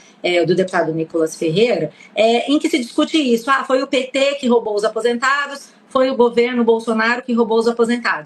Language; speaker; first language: Portuguese; native; Portuguese